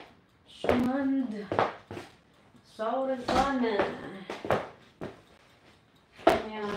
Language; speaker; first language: German; non-native, learner; Filipino